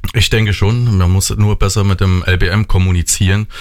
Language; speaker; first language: German; native; German